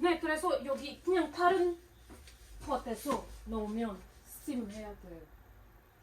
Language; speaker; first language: Korean; non-native, learner; English